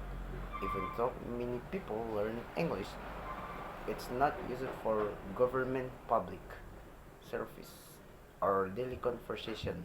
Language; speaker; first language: English; non-native, learner; Indonesian